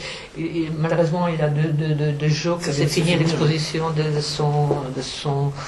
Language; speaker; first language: French; non-native, fluent; Czech